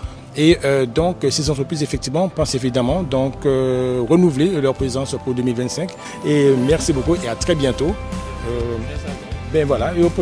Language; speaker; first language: French; native; French